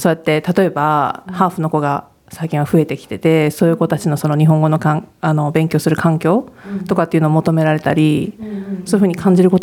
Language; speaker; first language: Japanese; native; Japanese